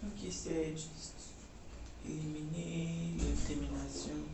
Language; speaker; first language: French; non-native, learner; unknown